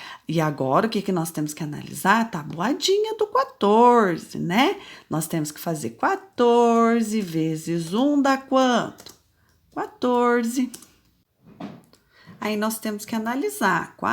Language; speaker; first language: Portuguese; native; Portuguese